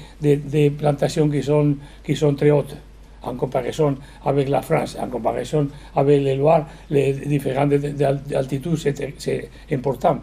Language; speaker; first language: French; non-native, learner; Spanish